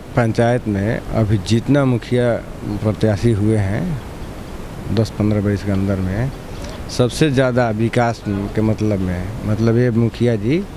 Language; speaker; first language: Hindi; native; Hindi